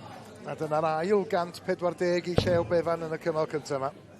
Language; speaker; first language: Welsh; native; Welsh